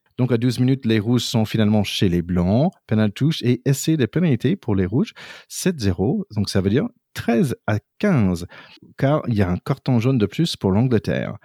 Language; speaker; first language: French; non-native, fluent; English